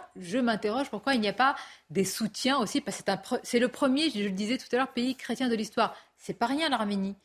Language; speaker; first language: French; native; French